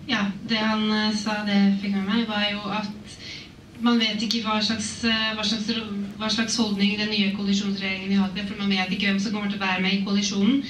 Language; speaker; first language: Norwegian; native; Norwegian